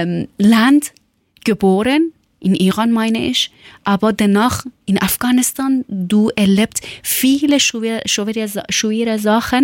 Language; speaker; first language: German; non-native, learner; Persian